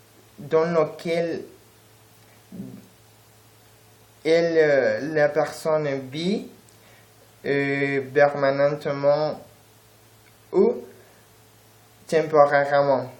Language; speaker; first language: French; non-native, learner; Spanish